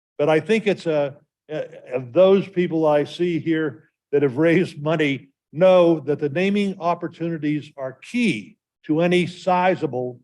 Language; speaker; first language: English; native; English